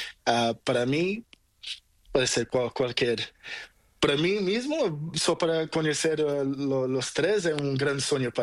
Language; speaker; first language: Spanish; non-native, learner; Portuguese